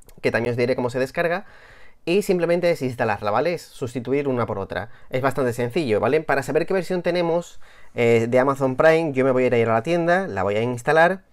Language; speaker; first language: Spanish; native; Spanish